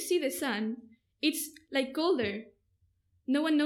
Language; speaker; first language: English; non-native, fluent; Spanish